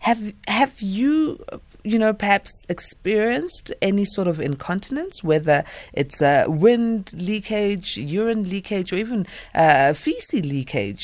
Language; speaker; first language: English; non-native, local second language; Zulu